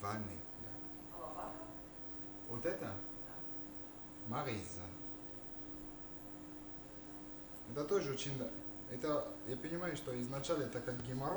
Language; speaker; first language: Russian; non-native, fluent; French